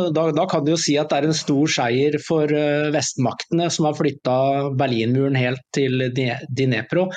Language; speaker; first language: Norwegian; native; Norwegian